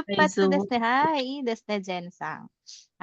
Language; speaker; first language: Japanese; non-native, fluent; Filipino